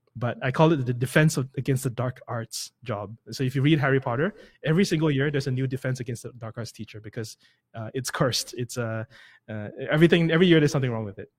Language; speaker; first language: English; native; English